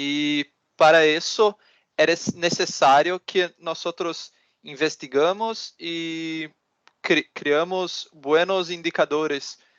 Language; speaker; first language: Portuguese; non-native, learner; Spanish